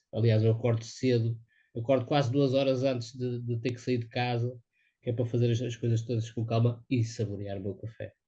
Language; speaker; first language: Portuguese; native; Portuguese